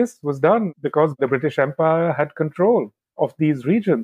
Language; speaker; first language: English; non-native, local second language; Bangla